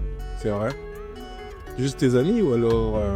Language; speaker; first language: French; native; French